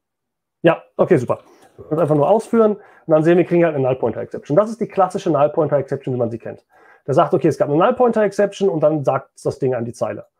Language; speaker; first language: German; native; German